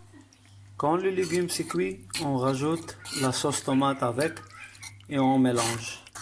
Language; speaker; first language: French; non-native, learner; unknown